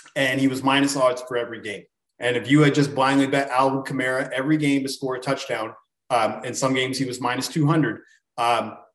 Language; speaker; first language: English; native; English